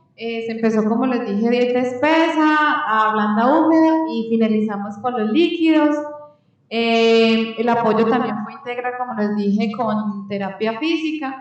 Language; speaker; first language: Spanish; native; Spanish